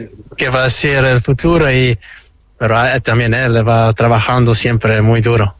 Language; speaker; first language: Spanish; early bilingual, heritage; Spanish